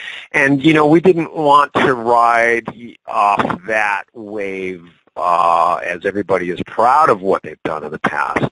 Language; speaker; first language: English; native; English